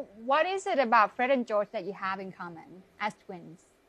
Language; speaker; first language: English; non-native, fluent; Thai